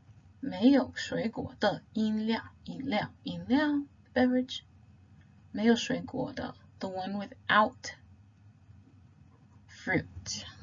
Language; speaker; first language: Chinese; non-native, fluent; English